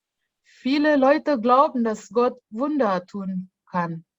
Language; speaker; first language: German; non-native, fluent; Indonesian